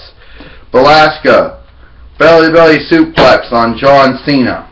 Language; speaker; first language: English; native; English